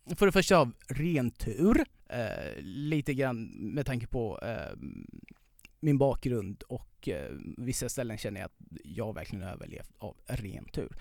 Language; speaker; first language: Swedish; non-native, fluent; Persian